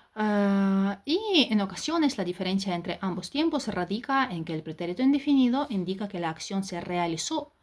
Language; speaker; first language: Spanish; non-native, fluent; Ukrainian